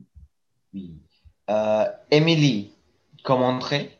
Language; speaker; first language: French; non-native, learner; Spanish